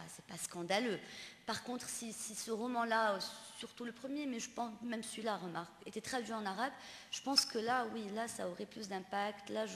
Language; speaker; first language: French; non-native, local second language; Arabic